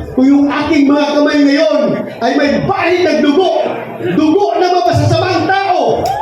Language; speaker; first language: Filipino; non-native, local second language; Cebuano